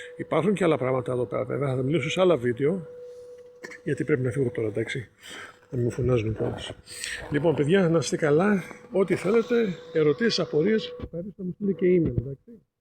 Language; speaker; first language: Greek; native; Greek